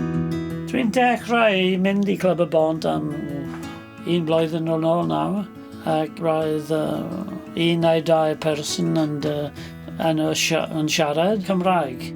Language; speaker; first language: Welsh; non-native, learner; English